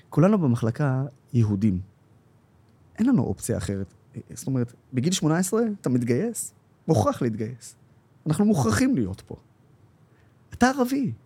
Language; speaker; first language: Hebrew; non-native, local second language; Arabic